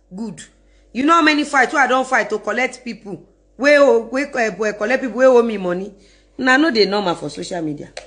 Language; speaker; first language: Nigerian Pidgin; non-native, local second language; Yoruba